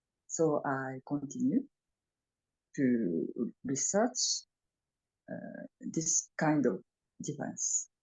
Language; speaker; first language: English; non-native, fluent; Japanese